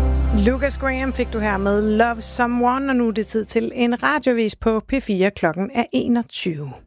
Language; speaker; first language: Danish; native; Danish